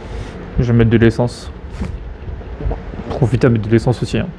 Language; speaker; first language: French; native; French